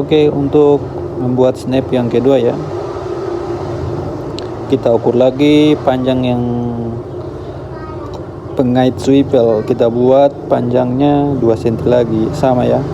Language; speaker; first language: Indonesian; native; Indonesian